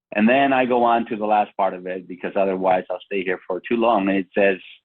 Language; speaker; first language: English; non-native, fluent; Spanish